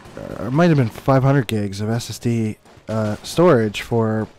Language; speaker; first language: English; native; English